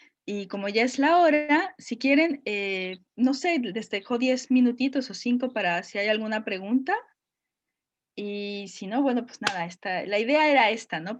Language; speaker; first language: Spanish; native; Spanish